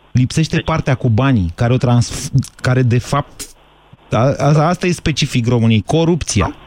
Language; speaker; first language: Romanian; native; Romanian